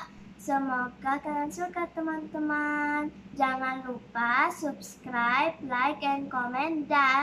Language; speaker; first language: Indonesian; native; Indonesian